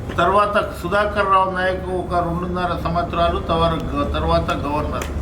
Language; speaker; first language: Telugu; non-native, local second language; Lambadi